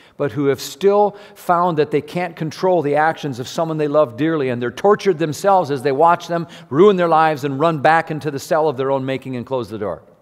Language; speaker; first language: English; native; English